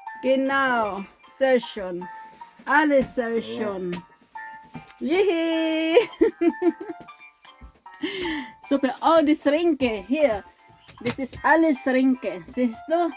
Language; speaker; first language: German; non-native, learner; Filipino